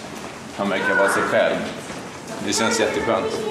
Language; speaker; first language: Swedish; native; Swedish